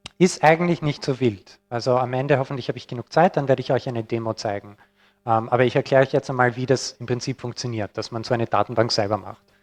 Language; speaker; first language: German; non-native, fluent; English